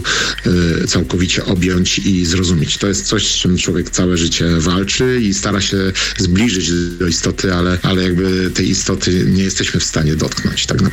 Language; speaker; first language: Polish; native; Polish